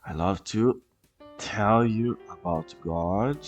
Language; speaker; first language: English; non-native, fluent; Portuguese